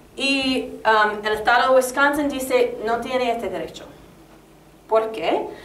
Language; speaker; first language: Spanish; non-native, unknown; English